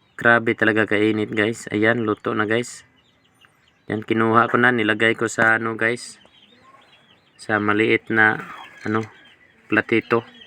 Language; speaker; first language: Filipino; non-native, local second language; Cebuano